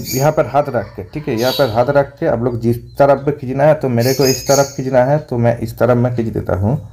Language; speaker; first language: Hindi; non-native, local second language; Bangla